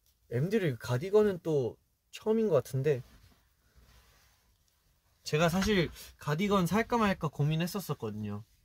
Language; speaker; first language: Korean; early bilingual, heritage; Korean